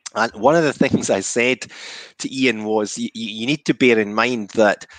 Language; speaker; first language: English; native; English